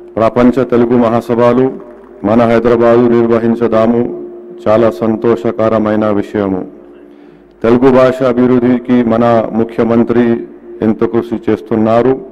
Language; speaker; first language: Telugu; non-native, local second language; Urdu